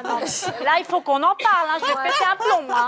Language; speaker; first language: French; native; French